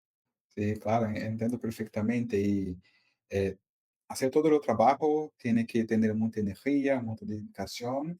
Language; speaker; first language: Spanish; non-native, fluent; Portuguese